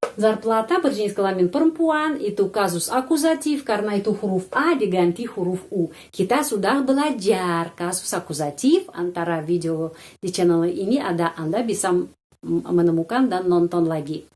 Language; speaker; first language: Indonesian; non-native, fluent; Russian